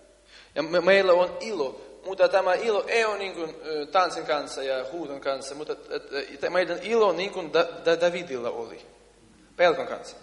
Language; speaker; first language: Finnish; non-native, learner; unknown